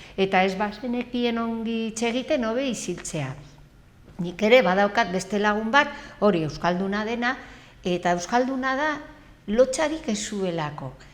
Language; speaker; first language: Basque; non-native, local second language; Spanish